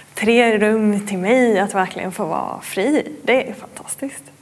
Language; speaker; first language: Swedish; native; Swedish